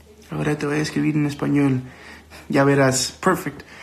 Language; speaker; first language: Spanish; early bilingual, heritage; Spanish